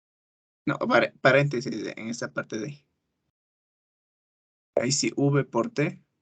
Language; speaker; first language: Spanish; native; Spanish